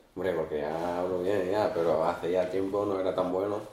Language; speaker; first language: Spanish; early bilingual, other home language; Arabic